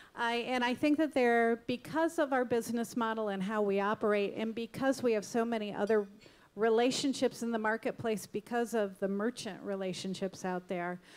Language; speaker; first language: English; native; English